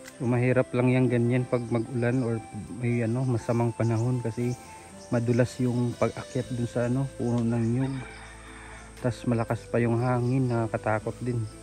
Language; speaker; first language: Filipino; non-native, local second language; Cebuano